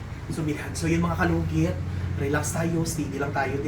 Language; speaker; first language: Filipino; non-native, local second language; Cebuano